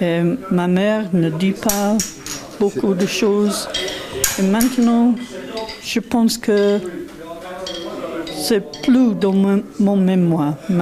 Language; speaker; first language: French; non-native, learner; English